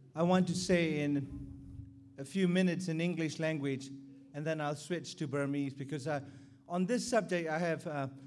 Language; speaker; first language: English; non-native, fluent; Burmese